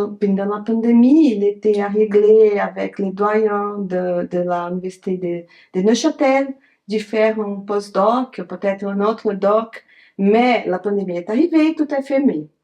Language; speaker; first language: French; non-native, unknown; Portuguese